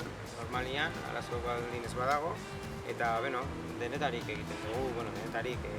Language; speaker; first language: Basque; non-native, learner; Spanish